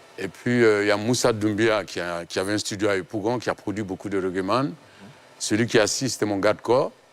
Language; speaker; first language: French; non-native, local second language; Dyula